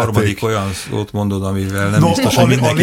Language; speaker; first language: Hungarian; native; Hungarian